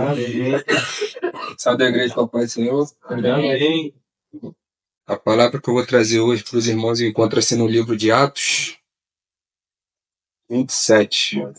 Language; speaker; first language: Portuguese; native; Portuguese